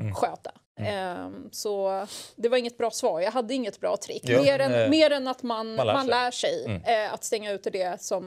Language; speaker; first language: Swedish; non-native, local second language; Assyrian Neo-Aramaic